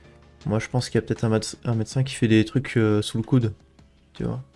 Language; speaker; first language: French; native; French